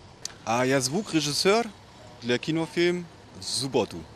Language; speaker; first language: Russian; non-native, learner; German